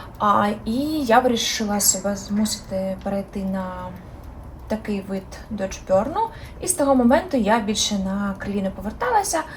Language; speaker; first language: Ukrainian; non-native, local second language; Russian